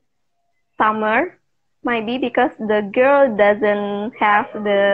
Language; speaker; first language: English; non-native, learner; Indonesian